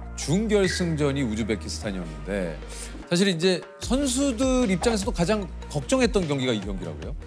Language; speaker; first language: Korean; native; Korean